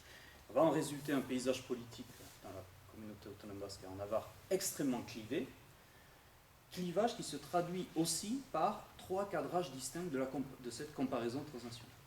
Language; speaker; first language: French; native; French